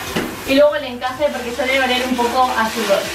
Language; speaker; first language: Spanish; native; Spanish